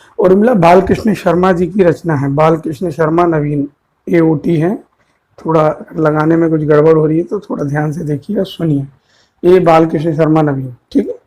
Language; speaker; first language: Hindi; native; Hindi